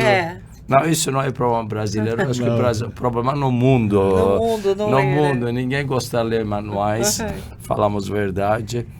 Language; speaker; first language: Portuguese; non-native, fluent; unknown